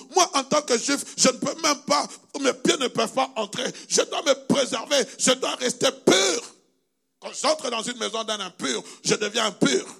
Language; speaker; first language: French; non-native, local second language; Luba-Lulua